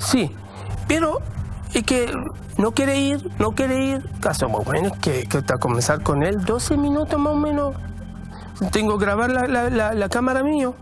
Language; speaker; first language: Spanish; non-native, learner; Arabic